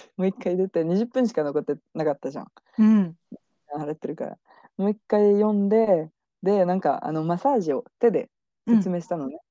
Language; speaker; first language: Japanese; non-native, fluent; French